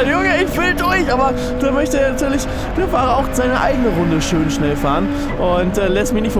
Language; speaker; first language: German; native; German